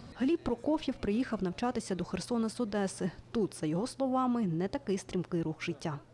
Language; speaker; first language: Ukrainian; native; Ukrainian